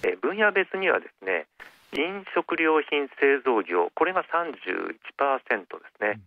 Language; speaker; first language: Japanese; native; Japanese